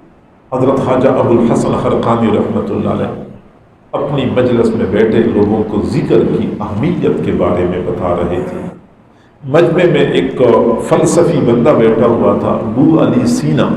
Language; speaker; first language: Urdu; native; Urdu